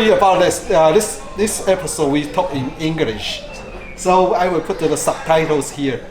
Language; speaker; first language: English; non-native, fluent; Chinese